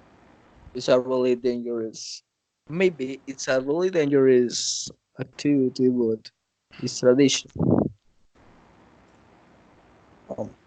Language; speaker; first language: English; non-native, learner; Spanish